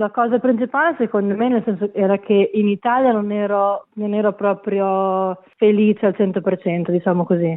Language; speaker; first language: Italian; native; Italian